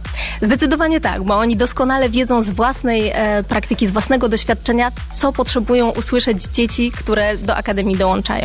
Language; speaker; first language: Polish; native; Polish